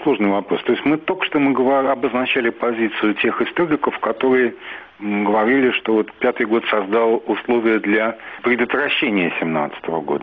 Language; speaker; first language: Russian; native; Russian